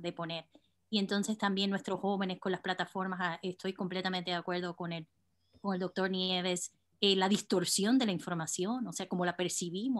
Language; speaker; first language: Spanish; native; Spanish